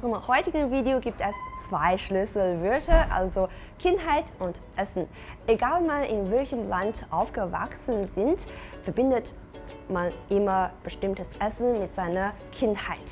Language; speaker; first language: German; non-native, fluent; Chinese